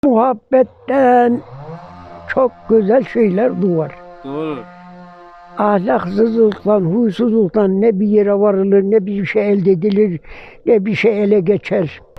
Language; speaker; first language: Turkish; native; Turkish